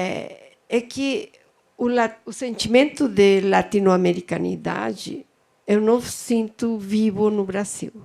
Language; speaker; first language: Portuguese; non-native, fluent; Spanish